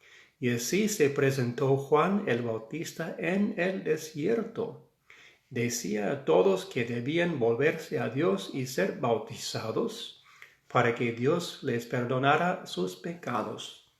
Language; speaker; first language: Spanish; non-native, fluent; English